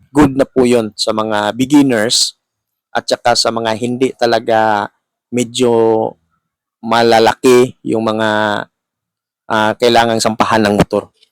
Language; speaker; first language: Filipino; non-native, local second language; Hiligaynon